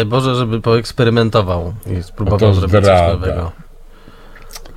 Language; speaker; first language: Polish; native; Polish